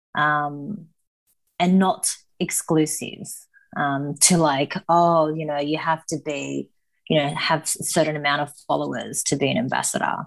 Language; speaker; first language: English; early bilingual, other home language; Japanese